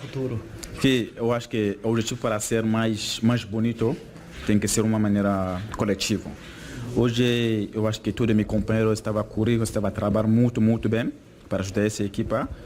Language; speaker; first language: Portuguese; non-native, fluent; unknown